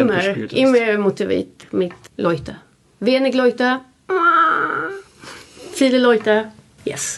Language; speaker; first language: German; non-native, learner; Swedish